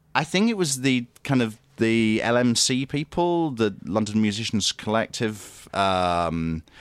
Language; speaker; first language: English; native; English